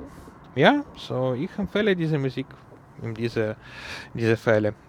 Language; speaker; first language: German; non-native, learner; Ukrainian